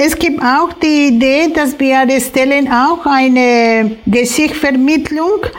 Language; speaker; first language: German; non-native, fluent; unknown